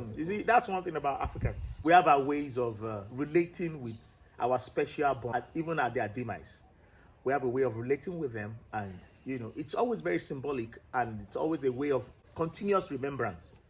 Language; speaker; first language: English; non-native, local second language; Yoruba